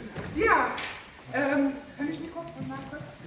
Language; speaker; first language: German; native; German